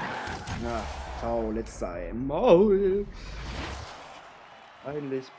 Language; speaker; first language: German; native; German